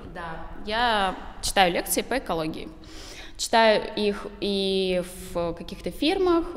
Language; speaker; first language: Russian; native; Russian